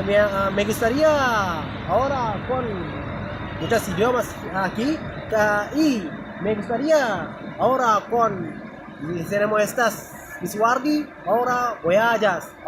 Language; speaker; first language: Spanish; non-native, learner; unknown